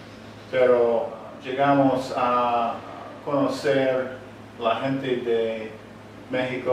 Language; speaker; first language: Spanish; non-native, learner; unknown